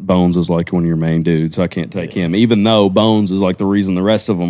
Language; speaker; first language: English; native; English